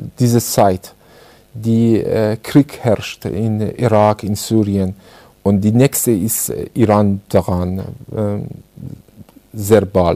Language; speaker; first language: German; non-native, learner; Persian